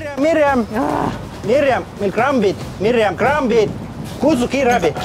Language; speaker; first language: Estonian; non-native, local second language; Russian